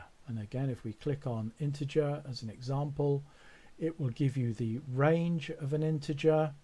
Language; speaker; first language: English; native; English